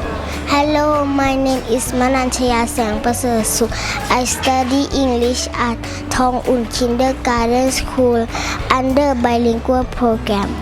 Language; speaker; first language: English; non-native, learner; Thai